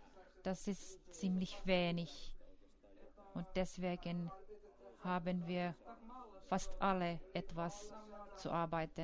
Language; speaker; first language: German; non-native, fluent; Finnish